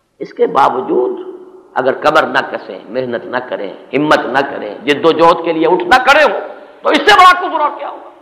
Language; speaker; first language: Urdu; native; Urdu